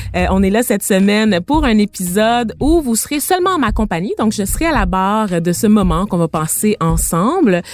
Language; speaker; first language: French; native; French